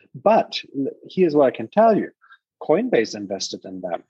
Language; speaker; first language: English; non-native, fluent; German